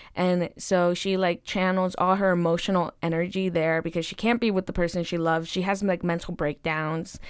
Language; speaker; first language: English; native; English